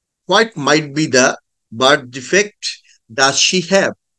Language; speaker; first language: English; non-native, local second language; Bangla